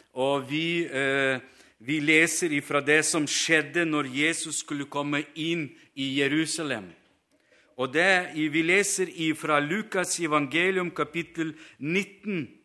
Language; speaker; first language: Norwegian; non-native, fluent; Ukrainian